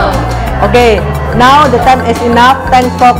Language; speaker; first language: English; non-native, learner; Indonesian